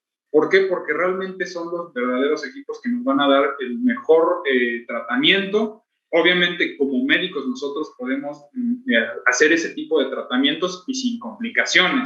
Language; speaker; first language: Spanish; native; Spanish